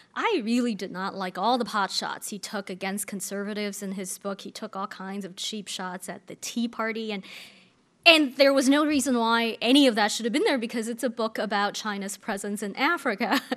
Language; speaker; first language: English; native; English